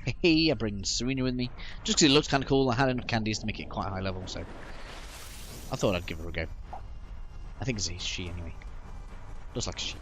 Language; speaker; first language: English; native; English